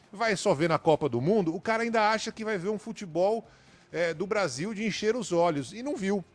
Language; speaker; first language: Portuguese; native; Portuguese